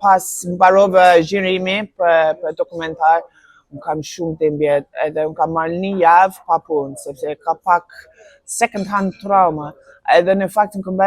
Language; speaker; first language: Albanian; non-native, learner; English